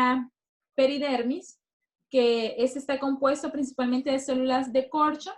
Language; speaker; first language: Spanish; native; Spanish